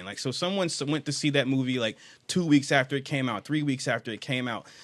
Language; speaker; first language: English; native; English